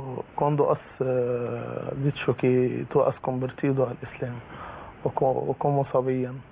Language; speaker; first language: Spanish; non-native, fluent; Arabic